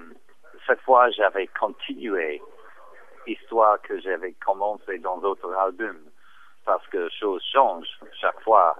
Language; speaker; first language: French; non-native, fluent; English